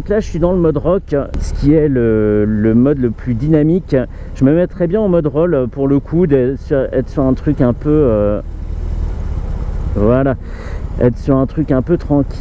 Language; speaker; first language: French; native; French